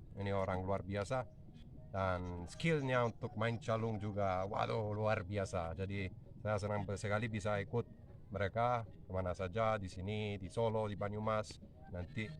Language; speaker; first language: Indonesian; non-native, learner; Italian